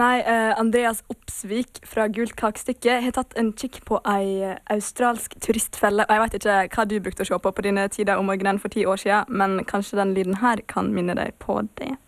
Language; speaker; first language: Norwegian; native; Norwegian